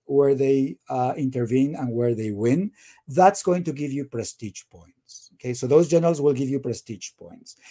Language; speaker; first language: English; non-native, fluent; Spanish